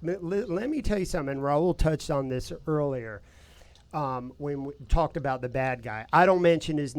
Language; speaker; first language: English; native; English